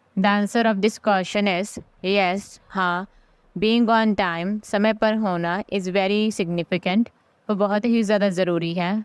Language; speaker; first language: Hindi; native; Hindi